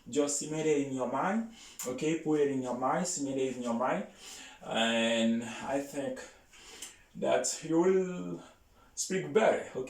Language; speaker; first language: English; non-native, learner; Haitian Creole